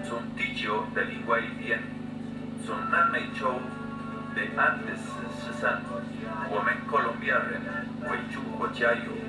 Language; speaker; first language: Chinese; non-native, fluent; Spanish